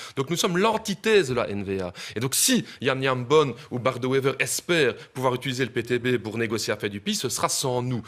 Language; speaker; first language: French; native; French